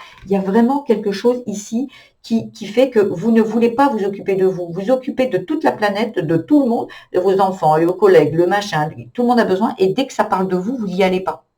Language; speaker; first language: French; native; French